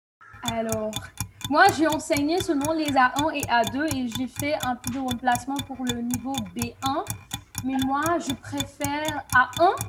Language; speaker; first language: French; non-native, fluent; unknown